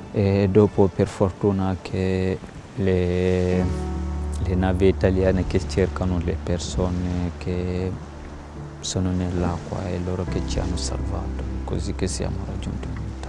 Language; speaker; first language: Italian; non-native, fluent; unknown